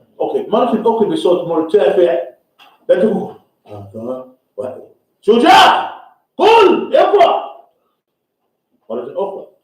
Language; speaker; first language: Arabic; non-native, fluent; English